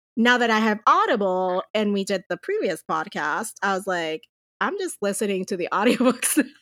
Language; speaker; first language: English; non-native, fluent; Spanish